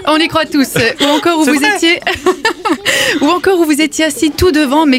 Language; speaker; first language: French; native; French